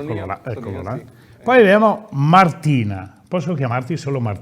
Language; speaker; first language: Italian; native; Italian